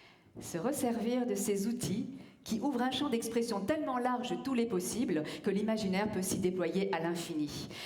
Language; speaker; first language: French; native; French